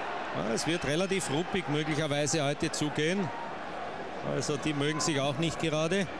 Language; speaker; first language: German; native; German